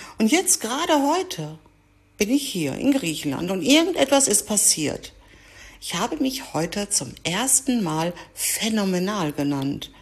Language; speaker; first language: German; early bilingual, other home language; Greek